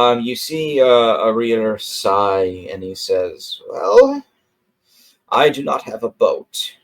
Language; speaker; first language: English; native; English